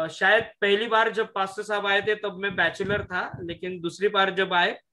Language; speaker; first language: Hindi; non-native, local second language; Marathi